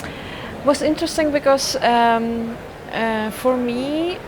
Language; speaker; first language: English; non-native, fluent; Czech